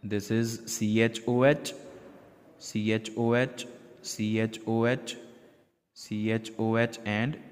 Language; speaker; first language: English; non-native, local second language; Punjabi